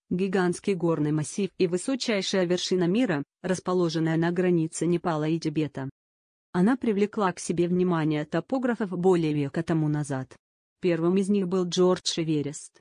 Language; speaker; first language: Russian; native; Russian